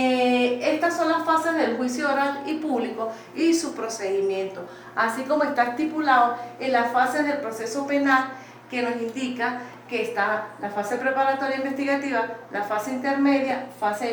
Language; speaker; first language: Spanish; native; Spanish